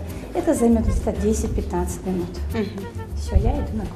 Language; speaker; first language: Russian; native; Russian